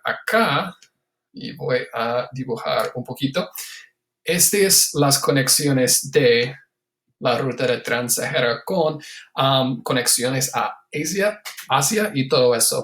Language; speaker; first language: Spanish; non-native, fluent; English